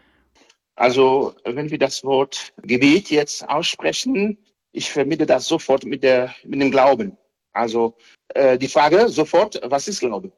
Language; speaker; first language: German; non-native, fluent; Haitian Creole